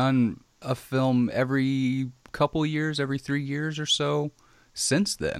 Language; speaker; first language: English; native; English